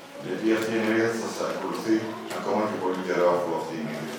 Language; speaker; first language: Greek; native; Greek